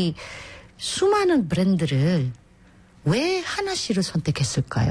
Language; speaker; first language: Korean; non-native, fluent; Filipino